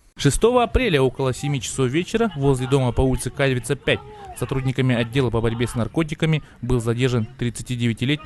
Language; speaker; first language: Russian; native; Russian